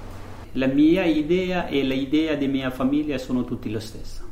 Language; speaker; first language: Italian; non-native, fluent; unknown